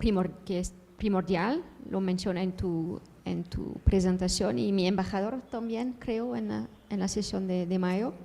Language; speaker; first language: Spanish; non-native, fluent; Dutch